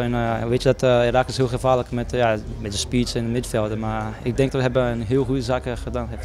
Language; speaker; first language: Dutch; non-native, fluent; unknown